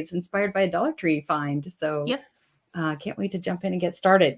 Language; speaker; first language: English; native; English